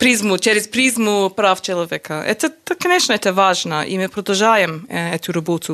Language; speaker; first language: Russian; non-native, learner; English